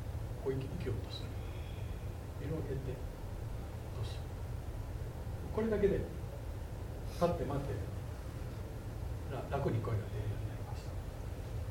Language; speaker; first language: Japanese; native; Japanese